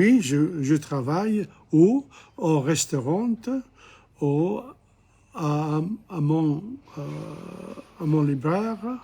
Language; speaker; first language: French; non-native, fluent; English